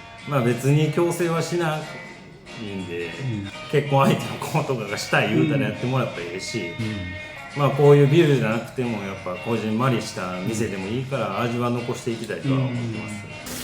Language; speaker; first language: Japanese; native; Japanese